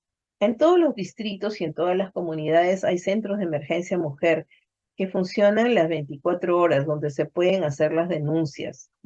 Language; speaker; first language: Spanish; native; Spanish